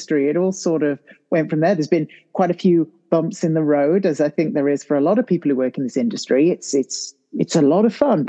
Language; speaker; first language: English; native; English